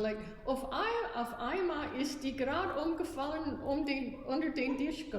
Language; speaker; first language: German; early bilingual, heritage; German